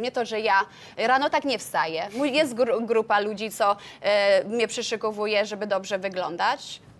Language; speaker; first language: Polish; early bilingual, heritage; Polish